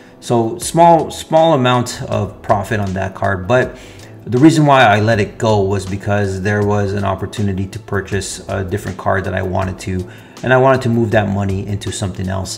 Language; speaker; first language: English; native; English